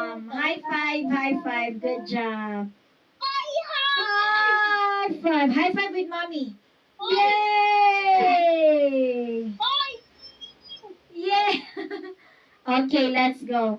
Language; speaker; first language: English; non-native, fluent; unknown